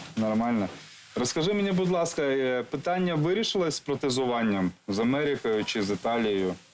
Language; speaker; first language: Ukrainian; native; Ukrainian